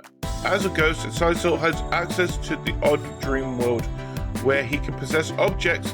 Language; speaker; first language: English; native; English